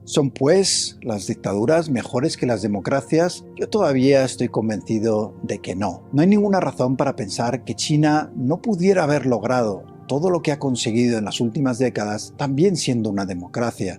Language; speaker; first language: Spanish; native; Spanish